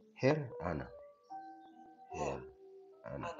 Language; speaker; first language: English; non-native, learner; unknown